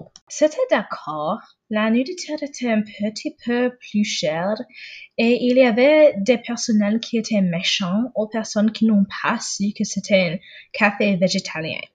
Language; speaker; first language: French; non-native, local second language; English